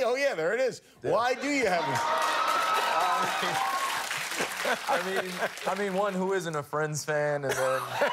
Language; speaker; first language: English; native; English